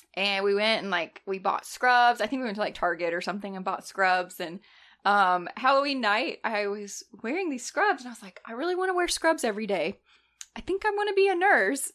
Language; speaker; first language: English; native; English